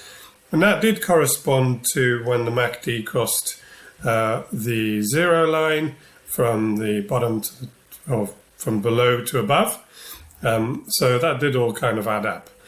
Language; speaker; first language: English; native; English